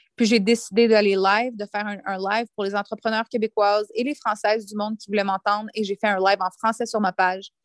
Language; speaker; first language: French; native; French